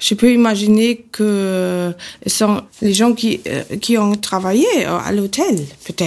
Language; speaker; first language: French; non-native, fluent; German